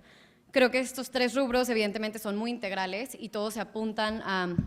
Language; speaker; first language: Spanish; native; Spanish